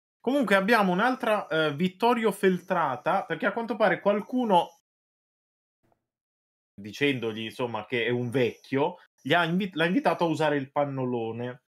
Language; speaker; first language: Italian; native; Italian